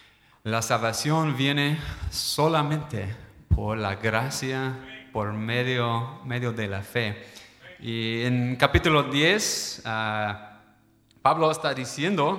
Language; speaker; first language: Spanish; non-native, fluent; English